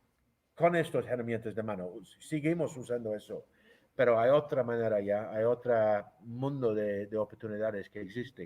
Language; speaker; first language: Spanish; non-native, fluent; English